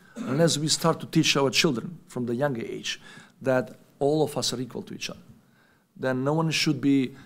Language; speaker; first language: English; non-native, fluent; Macedonian